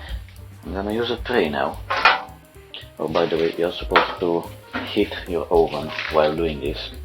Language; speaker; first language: English; non-native, fluent; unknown